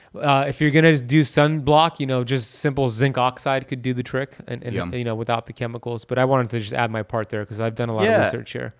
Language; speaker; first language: English; early bilingual, other home language; Persian